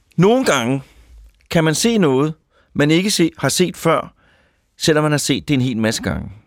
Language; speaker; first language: Danish; native; Danish